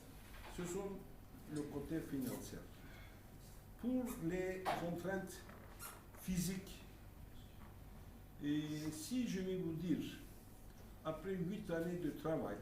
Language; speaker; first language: French; non-native, fluent; Turkish